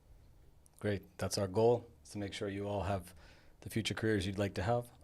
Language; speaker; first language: English; native; English